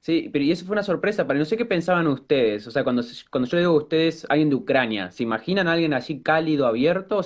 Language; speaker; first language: Spanish; native; Spanish